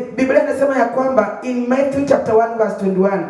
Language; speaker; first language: English; non-native, local second language; Swahili